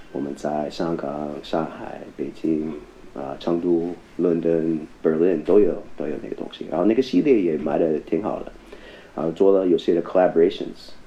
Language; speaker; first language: Chinese; non-native, fluent; English